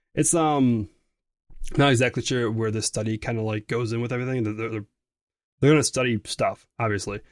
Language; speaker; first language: English; native; English